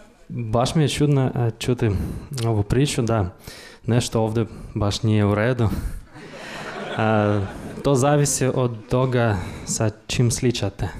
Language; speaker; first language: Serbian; non-native, fluent; Russian